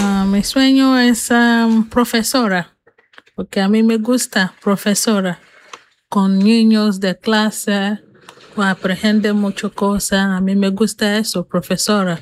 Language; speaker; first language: Spanish; non-native, learner; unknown